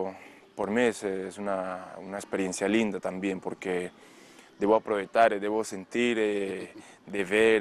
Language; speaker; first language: Italian; non-native, learner; Spanish